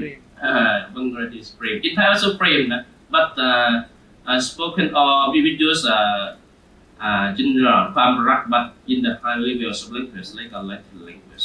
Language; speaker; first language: English; non-native, learner; Thai